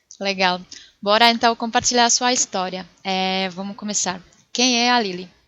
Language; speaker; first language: Portuguese; non-native, fluent; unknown